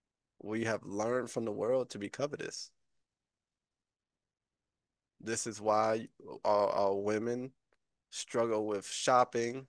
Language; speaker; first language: English; native; English